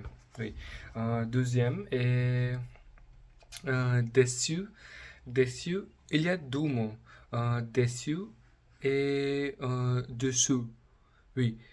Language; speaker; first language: French; non-native, learner; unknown